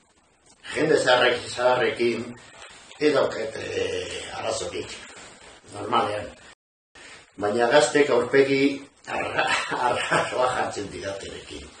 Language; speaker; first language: Basque; non-native, learner; Spanish